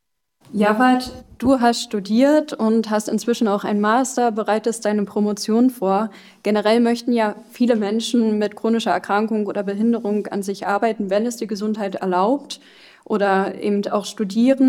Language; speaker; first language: German; native; German